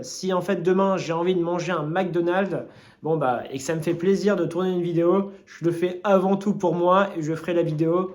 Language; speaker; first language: French; native; French